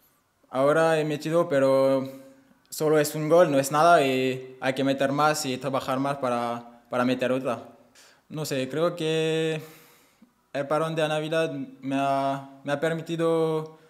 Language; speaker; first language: Spanish; non-native, fluent; French